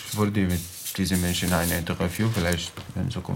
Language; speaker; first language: German; non-native, learner; Arabic